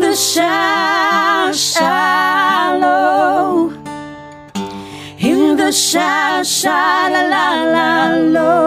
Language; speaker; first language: English; non-native, local second language; Cebuano